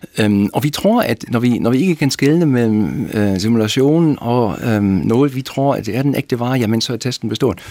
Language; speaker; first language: Danish; non-native, fluent; German